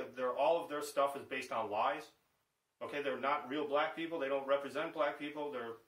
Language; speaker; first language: English; native; English